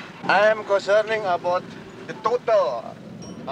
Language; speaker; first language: English; non-native, learner; Indonesian